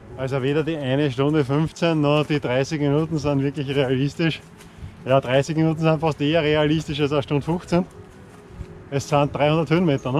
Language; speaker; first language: German; native; German